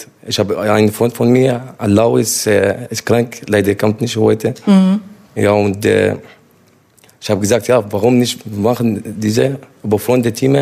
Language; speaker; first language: German; non-native, learner; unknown